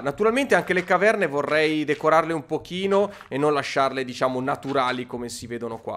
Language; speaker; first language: Italian; native; Italian